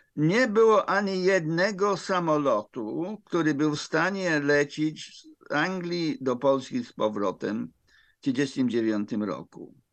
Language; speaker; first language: Polish; non-native, fluent; English